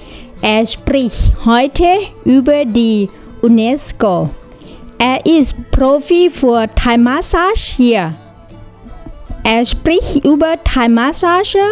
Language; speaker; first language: German; non-native, learner; Thai